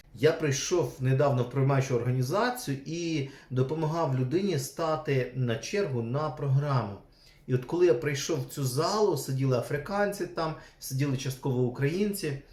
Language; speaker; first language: Ukrainian; non-native, local second language; Russian